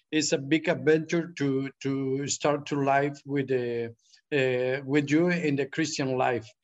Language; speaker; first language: English; non-native, learner; Spanish